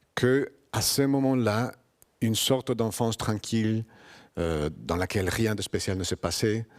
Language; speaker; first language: French; non-native, fluent; Spanish